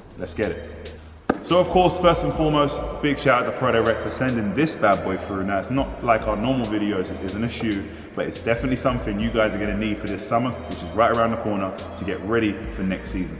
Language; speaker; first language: English; native; English